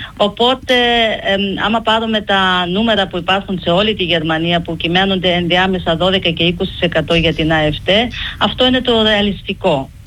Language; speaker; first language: Greek; early bilingual, heritage; Greek